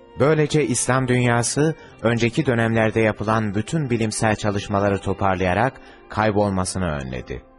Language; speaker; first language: Turkish; native; Turkish